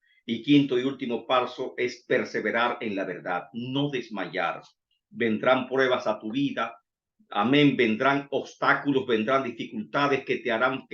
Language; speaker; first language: Spanish; native; Spanish